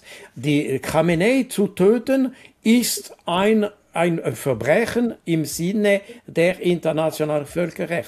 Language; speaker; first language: German; non-native, local second language; French